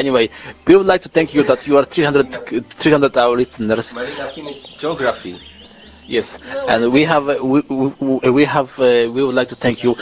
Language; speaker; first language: English; non-native, learner; Polish